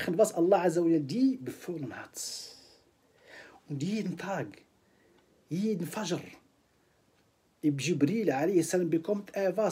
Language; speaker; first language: German; non-native, fluent; Arabic